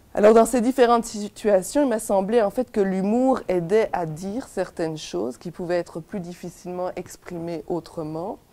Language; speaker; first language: French; native; French